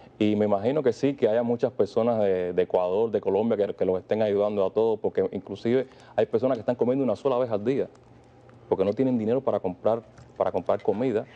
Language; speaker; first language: Spanish; native; Spanish